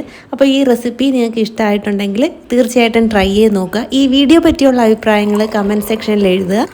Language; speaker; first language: Malayalam; native; Malayalam